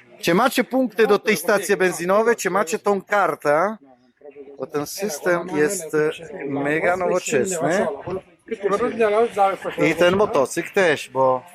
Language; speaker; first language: Polish; non-native, learner; Italian